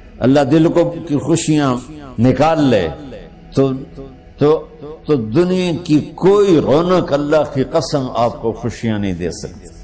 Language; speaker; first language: Urdu; non-native, local second language; Punjabi